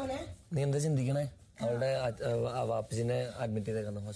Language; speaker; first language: Malayalam; native; Malayalam